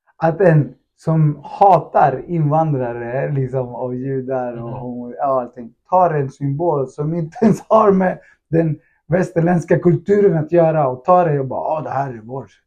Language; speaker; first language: Swedish; early bilingual, other home language; Spanish